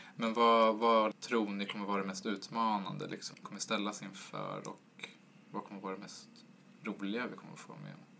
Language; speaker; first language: Swedish; native; Swedish